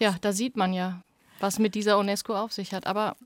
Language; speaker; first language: German; native; German